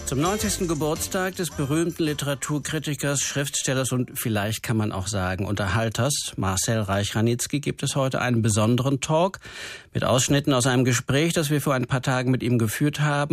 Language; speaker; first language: German; native; German